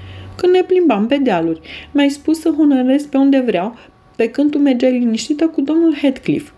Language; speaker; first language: Romanian; native; Romanian